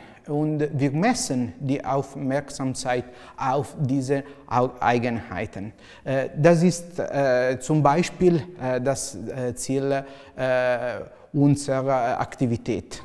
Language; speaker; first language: German; non-native, fluent; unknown